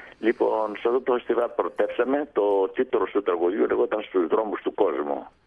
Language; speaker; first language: Greek; native; Greek